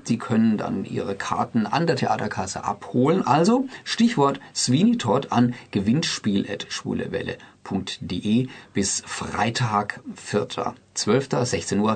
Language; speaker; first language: German; native; German